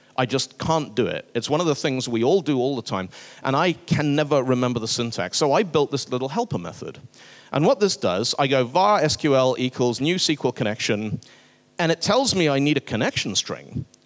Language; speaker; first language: English; native; English